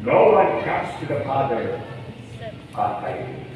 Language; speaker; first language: English; non-native, local second language; Filipino